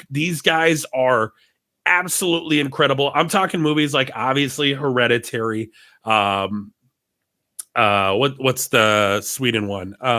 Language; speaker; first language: English; native; English